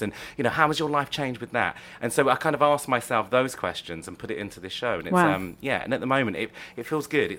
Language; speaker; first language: English; native; English